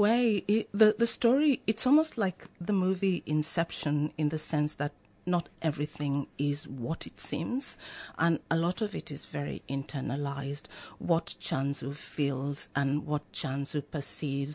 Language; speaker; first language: English; non-native, local second language; Swahili